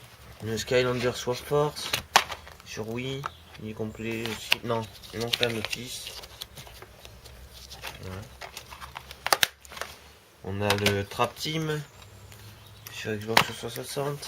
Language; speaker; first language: French; native; French